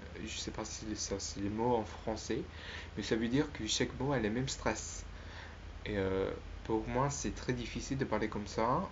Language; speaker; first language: French; non-native, learner; Spanish